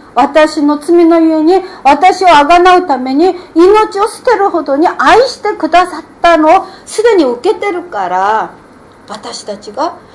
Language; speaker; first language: Japanese; non-native, fluent; Korean